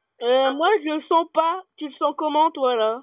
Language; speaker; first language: French; native; French